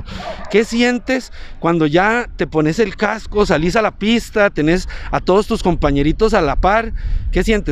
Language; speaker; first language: Spanish; native; Spanish